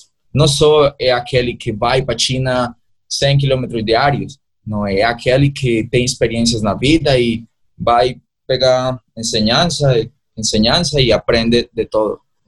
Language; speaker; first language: Portuguese; non-native, learner; Spanish